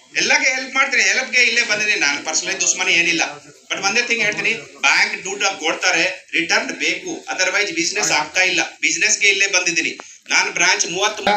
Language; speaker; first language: Kannada; non-native, learner; Hindi